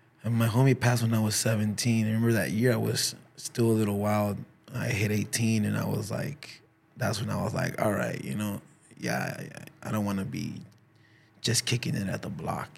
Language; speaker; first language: English; early bilingual, other home language; Spanish